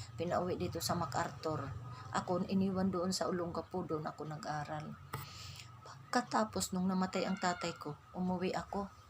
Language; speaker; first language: Filipino; non-native, local second language; Waray